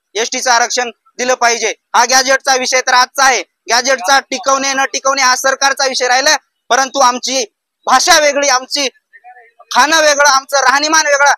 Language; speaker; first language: Marathi; non-native, local second language; Lambadi